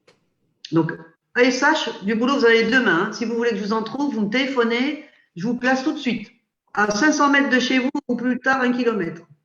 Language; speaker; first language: French; native; French